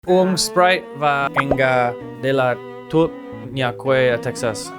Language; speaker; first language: Vietnamese; non-native, fluent; English